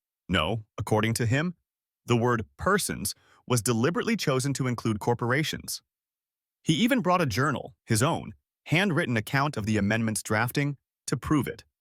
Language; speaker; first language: English; native; English